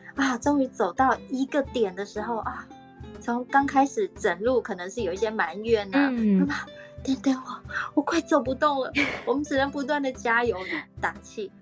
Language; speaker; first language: Chinese; non-native, local second language; Hakka Chinese